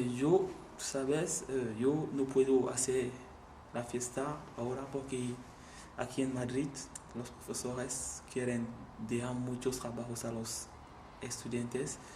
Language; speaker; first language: Spanish; non-native, learner; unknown